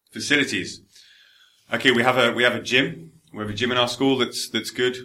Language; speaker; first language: English; native; English